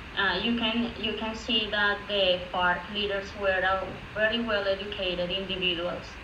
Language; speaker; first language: English; non-native, fluent; Spanish